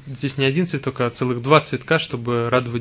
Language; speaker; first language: Russian; native; Russian